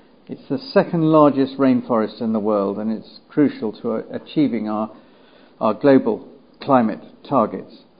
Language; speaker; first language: English; native; English